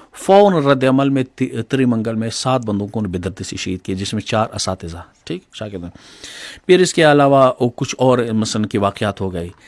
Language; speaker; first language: Urdu; non-native, local second language; Pashto